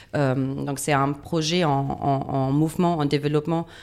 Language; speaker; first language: French; non-native, fluent; German